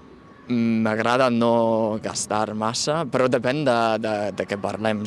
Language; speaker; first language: Catalan; non-native, fluent; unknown